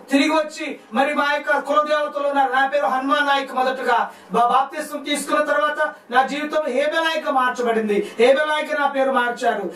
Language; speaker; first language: Telugu; non-native, local second language; Lambadi